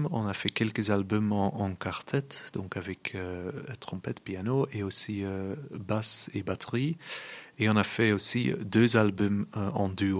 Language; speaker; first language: French; non-native, local second language; Dutch